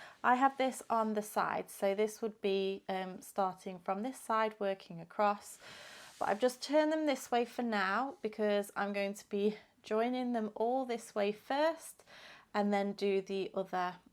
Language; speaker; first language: English; native; English